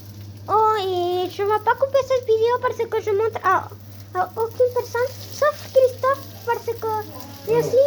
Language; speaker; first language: French; non-native, learner; Spanish